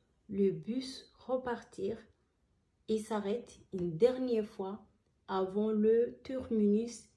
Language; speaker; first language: French; non-native, learner; Somali